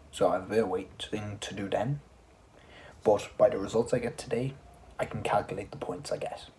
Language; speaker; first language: English; native; English